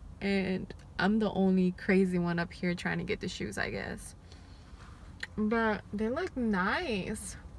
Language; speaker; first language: English; early bilingual, other home language; Spanish